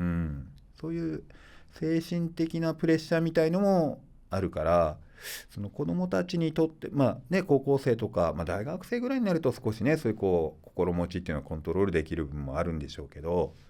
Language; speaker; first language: Japanese; native; Japanese